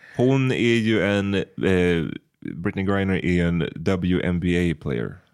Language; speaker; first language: Swedish; early bilingual, other home language; Bosnian